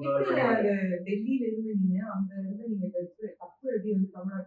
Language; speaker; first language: Tamil; native; Tamil